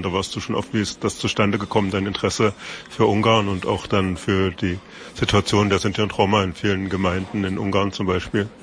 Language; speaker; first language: German; native; German